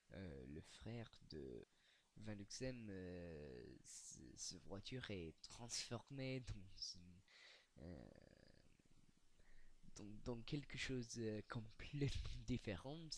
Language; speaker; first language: French; non-native, learner; English